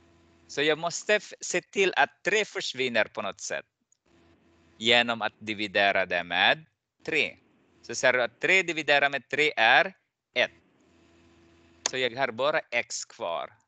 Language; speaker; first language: Swedish; non-native, fluent; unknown